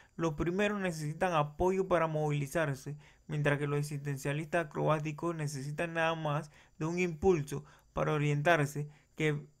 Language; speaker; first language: Spanish; native; Spanish